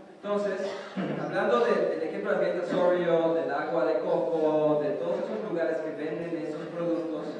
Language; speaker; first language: Spanish; native; Spanish